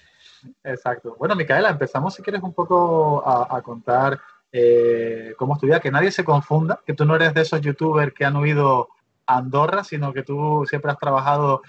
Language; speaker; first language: Spanish; native; Spanish